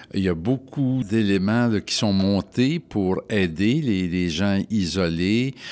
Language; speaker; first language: French; native; French